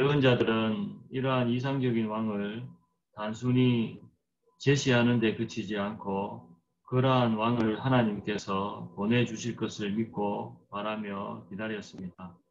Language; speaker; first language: Korean; native; Korean